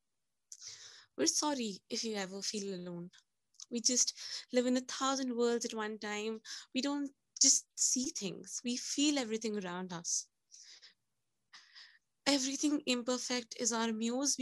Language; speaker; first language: English; non-native, local second language; Hindi